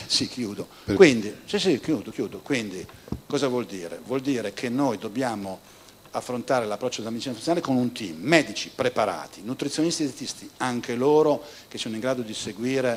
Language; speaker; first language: Italian; native; Italian